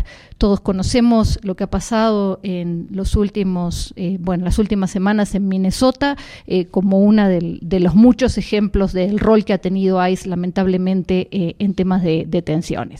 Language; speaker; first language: Spanish; native; Spanish